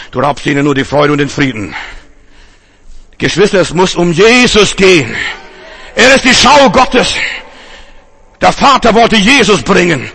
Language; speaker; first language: German; non-native, fluent; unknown